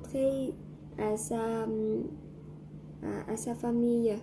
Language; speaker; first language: French; non-native, learner; Vietnamese